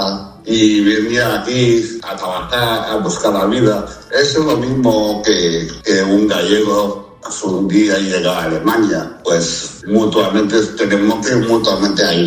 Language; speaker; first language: Spanish; early bilingual, other home language; Chinese